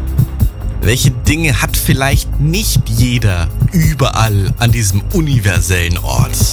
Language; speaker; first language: German; native; German